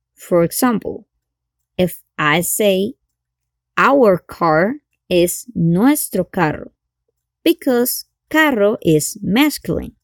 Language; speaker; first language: English; non-native, fluent; Spanish